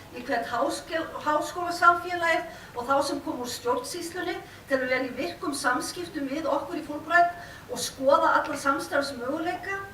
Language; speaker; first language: Icelandic; non-native, learner; English